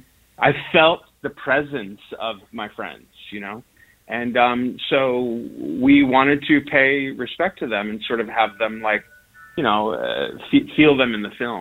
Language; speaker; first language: English; native; English